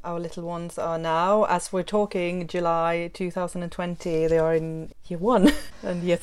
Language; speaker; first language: English; non-native, fluent; Swedish